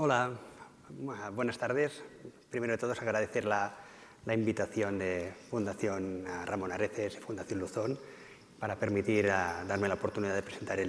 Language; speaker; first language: Spanish; native; Spanish